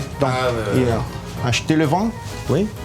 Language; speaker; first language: French; non-native, learner; Italian